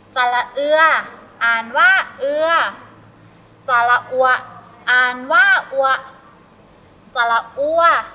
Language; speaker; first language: Thai; native; Thai